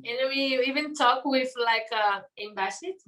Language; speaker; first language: English; non-native, learner; Portuguese